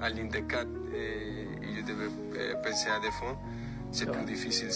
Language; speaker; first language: French; non-native, fluent; Spanish